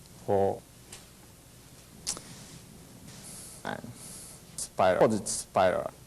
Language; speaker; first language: English; non-native, learner; Japanese